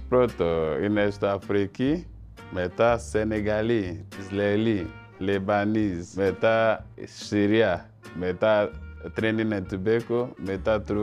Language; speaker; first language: Greek; non-native, learner; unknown